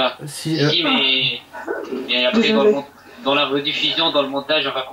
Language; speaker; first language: French; native; French